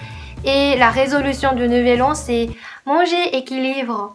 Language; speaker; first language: French; non-native, fluent; Japanese